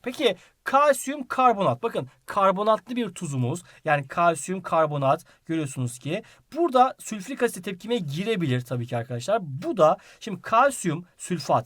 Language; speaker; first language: Turkish; native; Turkish